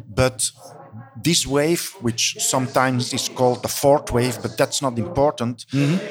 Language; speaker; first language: English; non-native, fluent; Dutch